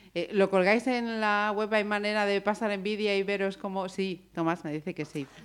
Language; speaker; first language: Spanish; native; Spanish